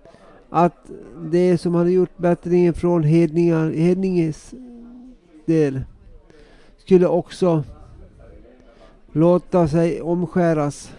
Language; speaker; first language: Swedish; non-native, local second language; Finnish